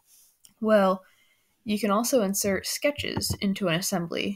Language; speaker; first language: English; native; English